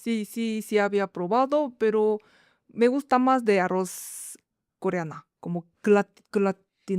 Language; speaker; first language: Spanish; non-native, fluent; Korean